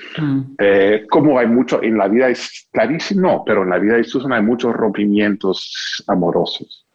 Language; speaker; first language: Spanish; non-native, fluent; English